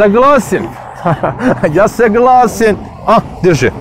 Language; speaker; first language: Russian; non-native, learner; Turkish